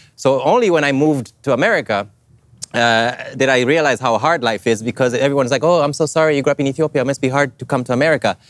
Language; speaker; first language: English; non-native, fluent; Amharic